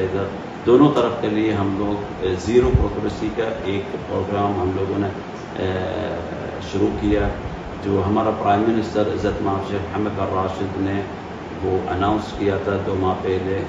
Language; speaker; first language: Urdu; non-native, fluent; Arabic